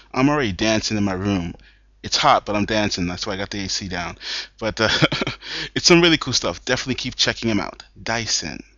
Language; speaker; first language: English; native; English